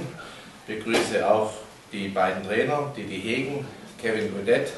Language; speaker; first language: German; native; German